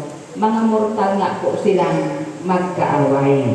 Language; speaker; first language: Filipino; native; Filipino